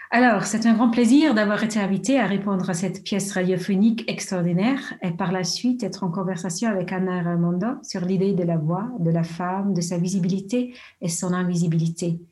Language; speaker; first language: French; non-native, local second language; German